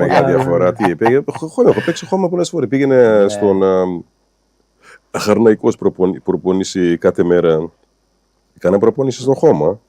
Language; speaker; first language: Greek; non-native, learner; Kabuverdianu